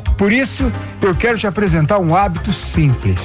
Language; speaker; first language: Portuguese; native; Portuguese